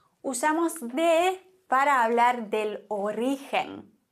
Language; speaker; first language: Spanish; non-native, fluent; German